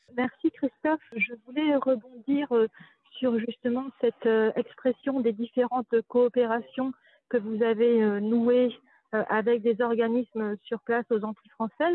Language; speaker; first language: French; native; French